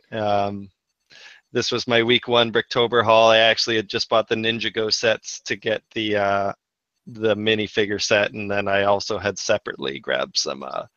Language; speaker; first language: English; native; English